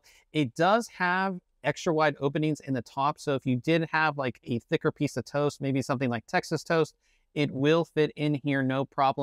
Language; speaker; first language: English; native; English